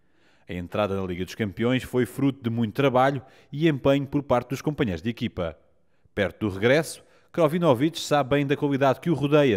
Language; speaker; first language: Portuguese; native; Portuguese